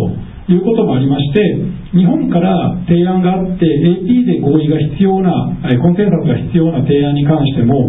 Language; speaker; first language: Japanese; native; Japanese